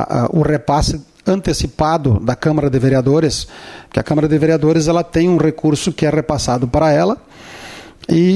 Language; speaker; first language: Portuguese; native; Portuguese